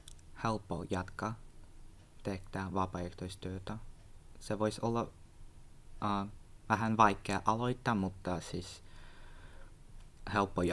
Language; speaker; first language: Finnish; non-native, learner; Russian